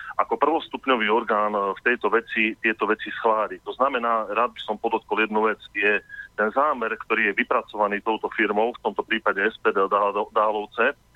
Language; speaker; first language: Slovak; native; Slovak